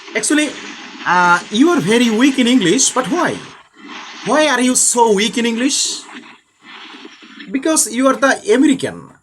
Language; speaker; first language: English; non-native, local second language; Bangla